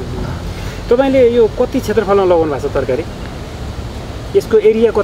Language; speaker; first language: Nepali; native; Nepali